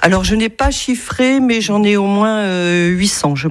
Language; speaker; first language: French; native; French